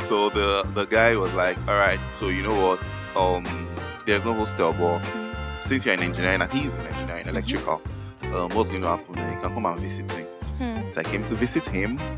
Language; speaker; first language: English; non-native, local second language; Yoruba